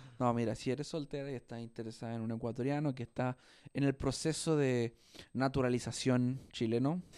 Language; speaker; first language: Spanish; native; Spanish